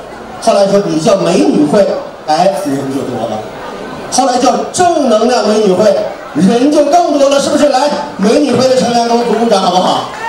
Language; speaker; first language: Chinese; native; Chinese